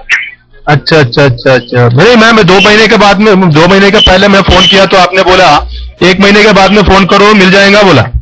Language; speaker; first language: Hindi; non-native, local second language; Malayalam